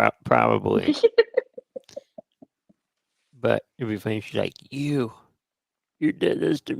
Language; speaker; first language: English; native; English